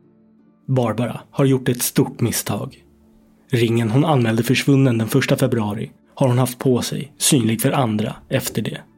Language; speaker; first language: Swedish; native; Swedish